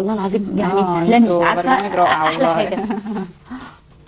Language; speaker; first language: Arabic; native; Arabic